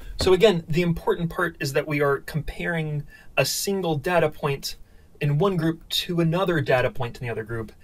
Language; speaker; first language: English; native; English